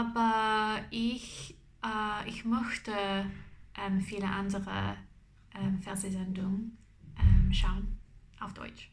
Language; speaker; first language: German; non-native, learner; English